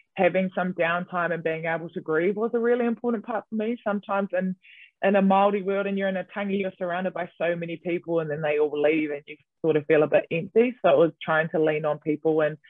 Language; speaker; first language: English; native; English